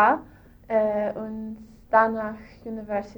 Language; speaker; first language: German; non-native, learner; English